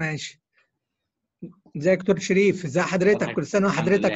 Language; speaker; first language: Arabic; native; Arabic